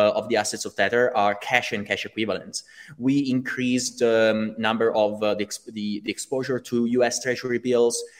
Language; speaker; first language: English; non-native, fluent; Italian